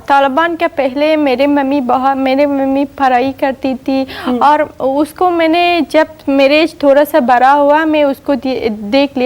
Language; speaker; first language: Hindi; non-native, learner; Persian